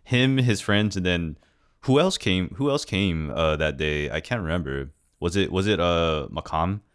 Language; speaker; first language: English; early bilingual, other home language; Lao